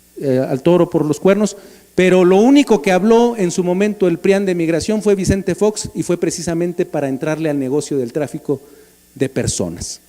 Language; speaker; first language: Spanish; native; Spanish